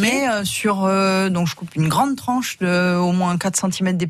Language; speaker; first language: French; native; French